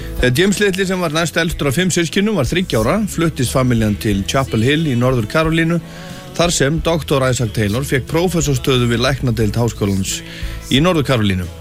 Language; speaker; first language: Icelandic; native; Icelandic